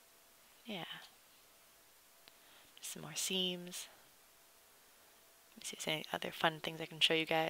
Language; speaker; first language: English; native; English